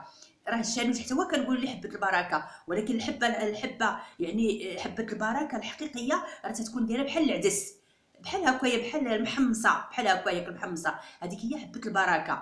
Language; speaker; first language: Arabic; native; Arabic